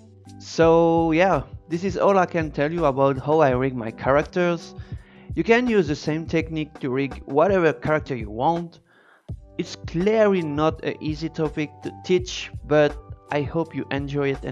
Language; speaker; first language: English; non-native, fluent; French